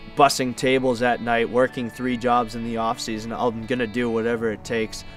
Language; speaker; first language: English; native; English